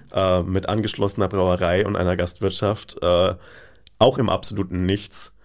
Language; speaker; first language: German; native; German